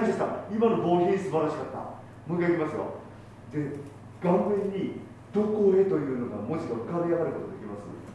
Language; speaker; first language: Japanese; native; Japanese